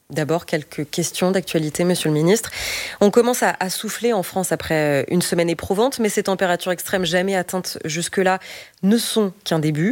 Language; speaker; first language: French; native; French